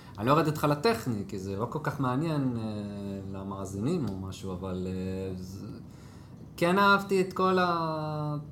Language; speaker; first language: Hebrew; native; Hebrew